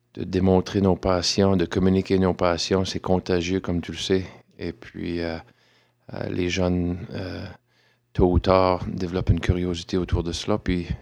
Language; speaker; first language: French; native; French